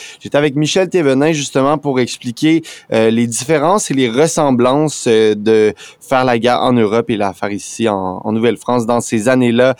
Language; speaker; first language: French; native; French